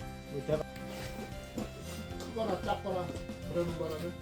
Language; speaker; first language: Korean; native; Korean